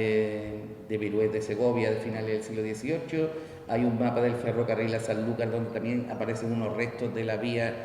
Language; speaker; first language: Spanish; native; Spanish